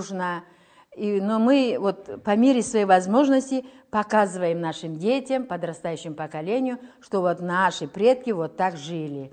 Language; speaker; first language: Russian; non-native, local second language; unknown